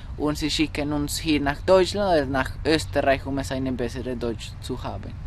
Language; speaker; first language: German; non-native, learner; Spanish